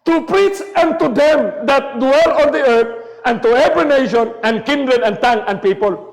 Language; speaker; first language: English; non-native, local second language; Filipino